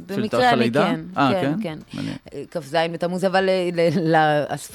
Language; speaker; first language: Hebrew; native; Hebrew